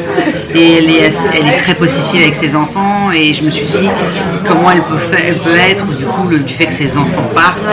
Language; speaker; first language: French; native; French